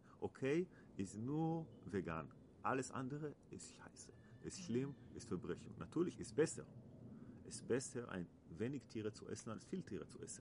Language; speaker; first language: German; non-native, learner; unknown